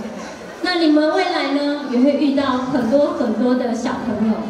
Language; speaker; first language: Chinese; native; Chinese